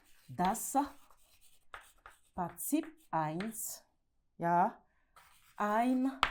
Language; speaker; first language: German; non-native, learner; French